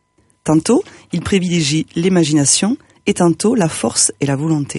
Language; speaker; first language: French; native; French